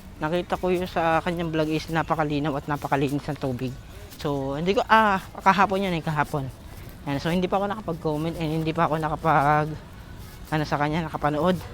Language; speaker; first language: Filipino; native; Filipino